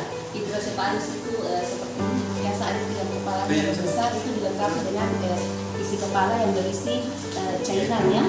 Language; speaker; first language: Indonesian; non-native, local second language; Buginese